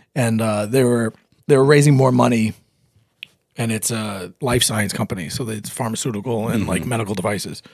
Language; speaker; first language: English; native; English